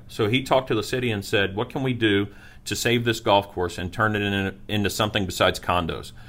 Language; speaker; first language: English; native; English